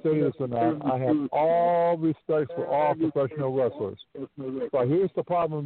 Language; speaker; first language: English; native; English